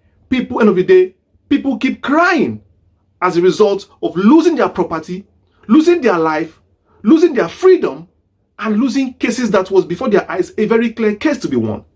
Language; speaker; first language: English; non-native, local second language; Igbo